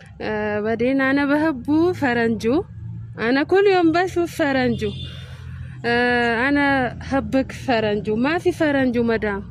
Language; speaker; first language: Arabic; non-native, learner; Amharic